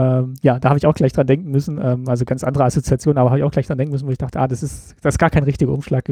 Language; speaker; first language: German; native; German